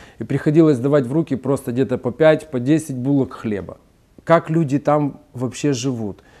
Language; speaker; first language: Russian; native; Russian